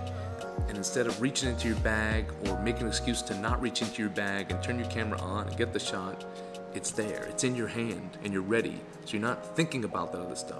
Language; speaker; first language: English; native; English